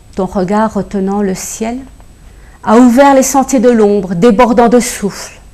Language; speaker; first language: French; early bilingual, other home language; Kabyle